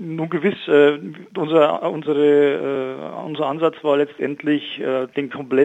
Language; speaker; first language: German; native; German